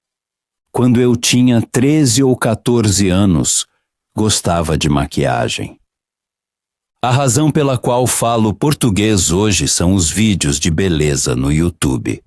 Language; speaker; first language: Portuguese; non-native, fluent; Polish